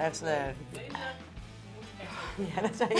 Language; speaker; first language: Dutch; native; Dutch